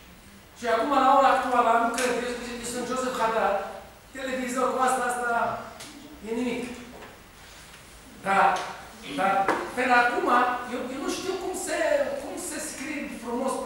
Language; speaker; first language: Romanian; non-native, learner; Hebrew